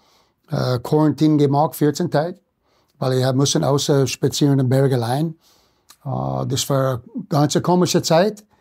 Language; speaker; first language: German; non-native, fluent; English